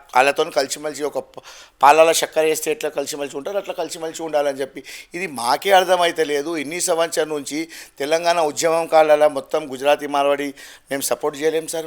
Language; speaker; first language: Telugu; non-native, local second language; Gujarati